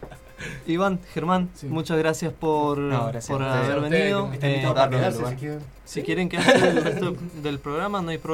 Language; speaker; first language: Spanish; native; Spanish